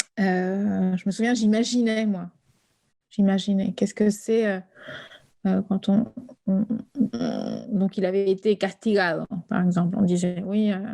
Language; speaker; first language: French; early bilingual, other home language; Spanish